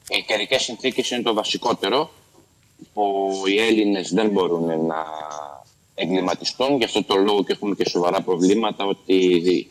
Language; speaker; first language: Greek; native; Greek